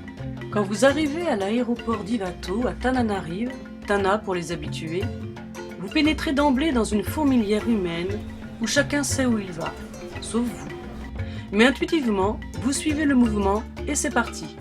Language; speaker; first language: French; native; French